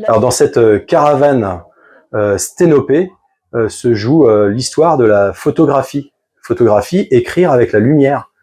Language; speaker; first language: French; native; French